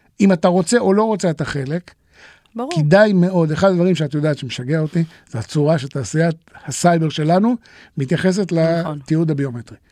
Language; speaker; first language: Hebrew; native; Hebrew